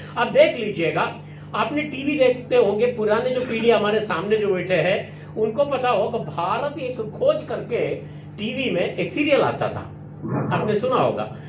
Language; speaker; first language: Hindi; non-native, local second language; Malayalam